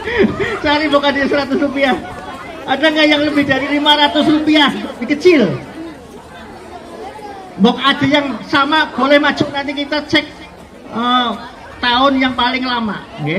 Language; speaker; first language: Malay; non-native, local second language; Javanese